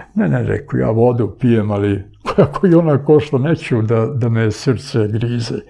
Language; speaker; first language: Serbian; early bilingual, other home language; Bulgarian